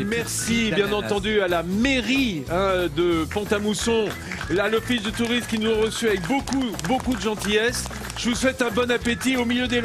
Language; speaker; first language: French; native; French